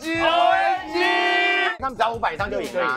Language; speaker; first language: Chinese; native; Chinese